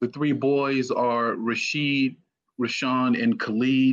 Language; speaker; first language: English; native; English